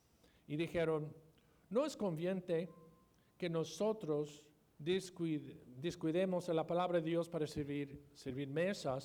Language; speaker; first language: Spanish; non-native, fluent; English